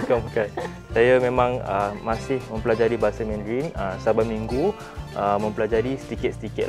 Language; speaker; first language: Malay; native; Malay